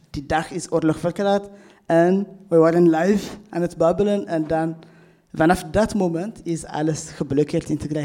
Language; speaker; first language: Dutch; non-native, fluent; Tigrinya